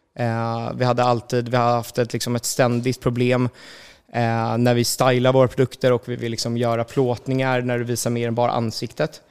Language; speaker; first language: Swedish; native; Swedish